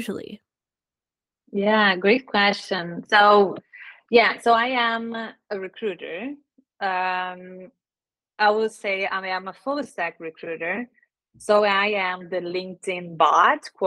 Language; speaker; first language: English; non-native, fluent; Portuguese